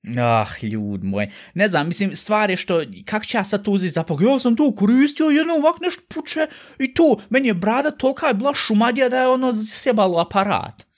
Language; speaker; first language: Bosnian; early bilingual, heritage; Bosnian